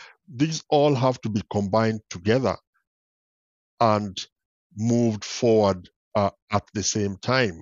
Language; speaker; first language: English; non-native, local second language; Luo (Kenya and Tanzania)